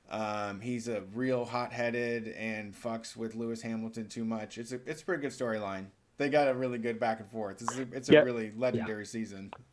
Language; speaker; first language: English; native; English